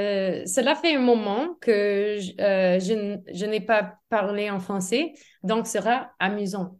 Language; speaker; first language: French; non-native, fluent; English